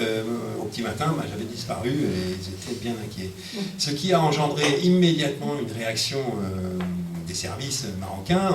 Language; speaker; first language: French; native; French